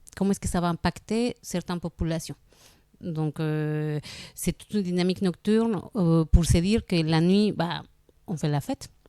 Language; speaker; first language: French; non-native, fluent; Spanish